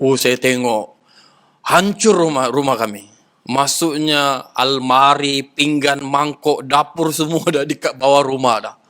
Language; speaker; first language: Malay; non-native, local second language; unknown